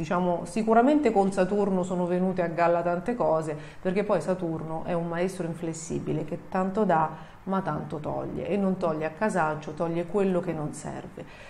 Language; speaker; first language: Italian; native; Italian